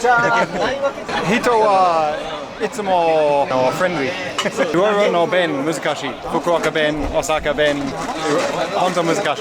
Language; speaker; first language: Japanese; non-native, learner; English